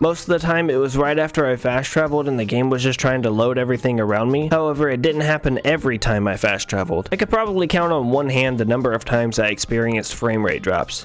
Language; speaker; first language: English; native; English